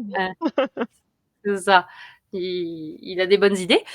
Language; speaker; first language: French; native; French